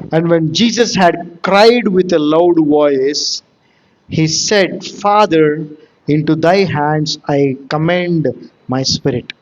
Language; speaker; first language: English; non-native, local second language; Telugu